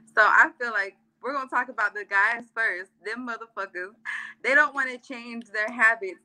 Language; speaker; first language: English; early bilingual, other home language; Arabic